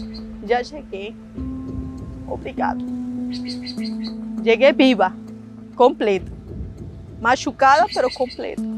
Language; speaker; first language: Portuguese; non-native, learner; Spanish